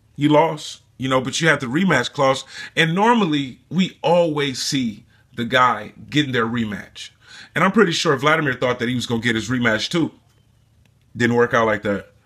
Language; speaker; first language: English; native; English